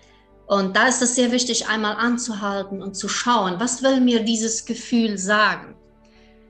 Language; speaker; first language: German; early bilingual, heritage; German